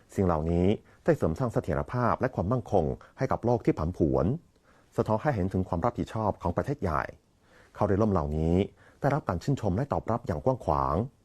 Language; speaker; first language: Thai; non-native, fluent; Chinese